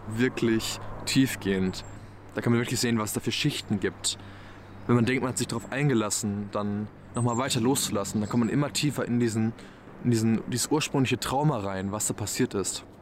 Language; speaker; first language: German; native; German